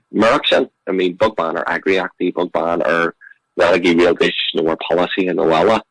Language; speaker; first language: Irish; non-native, local second language; English